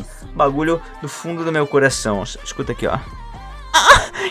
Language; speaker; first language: Portuguese; native; Portuguese